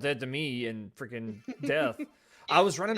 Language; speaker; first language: English; native; English